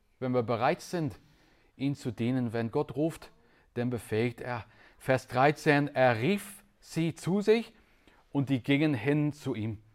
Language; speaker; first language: German; non-native, fluent; English